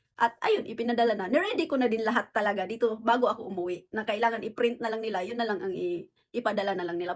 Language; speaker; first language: Filipino; native; Filipino